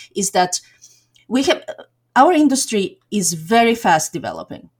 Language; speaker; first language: English; non-native, fluent; Serbian